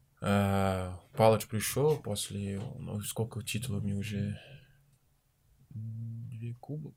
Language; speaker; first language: Russian; non-native, learner; Portuguese